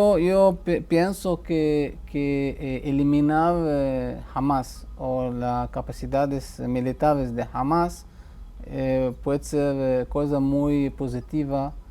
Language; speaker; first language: Spanish; non-native, fluent; Hebrew